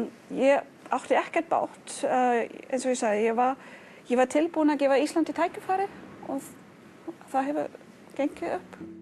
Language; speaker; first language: Icelandic; non-native, learner; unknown